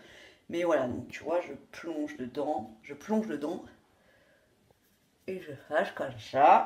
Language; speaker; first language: French; native; French